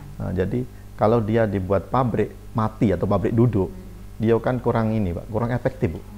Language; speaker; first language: Indonesian; non-native, local second language; Javanese